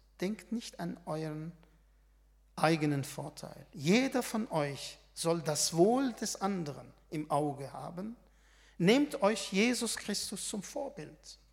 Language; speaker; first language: German; non-native, fluent; Arabic